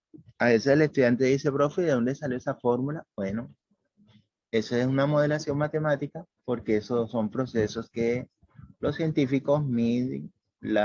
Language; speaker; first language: Spanish; native; Spanish